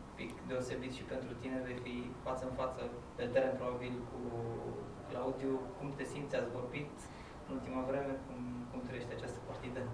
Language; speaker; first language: Romanian; native; Romanian